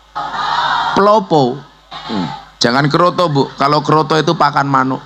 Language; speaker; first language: Indonesian; non-native, local second language; Javanese